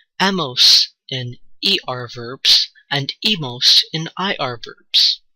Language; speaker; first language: Spanish; non-native, learner; English